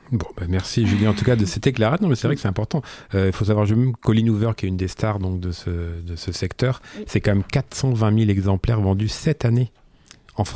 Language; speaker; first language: French; native; French